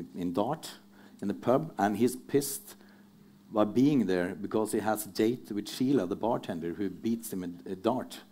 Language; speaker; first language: English; non-native, fluent; Norwegian